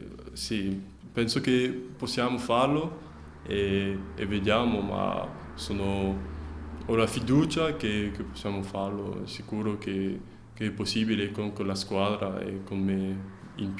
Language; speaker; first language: Italian; non-native, fluent; French